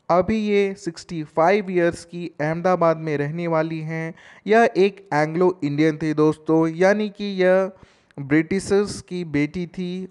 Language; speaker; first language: Hindi; native; Hindi